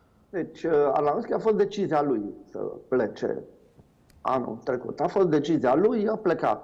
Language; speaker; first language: Romanian; native; Romanian